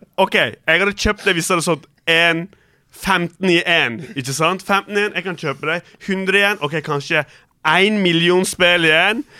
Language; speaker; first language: Norwegian; early bilingual, other home language; Turkish